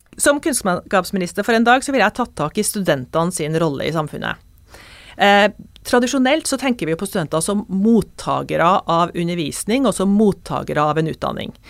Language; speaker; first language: Norwegian; native; Norwegian